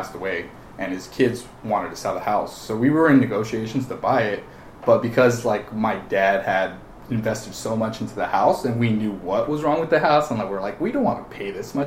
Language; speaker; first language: English; native; English